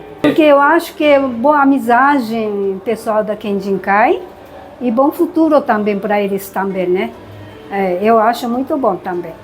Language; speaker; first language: Portuguese; non-native, learner; Japanese